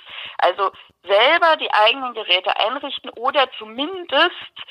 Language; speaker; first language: German; native; German